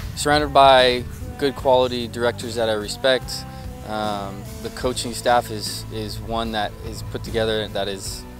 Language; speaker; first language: English; native; English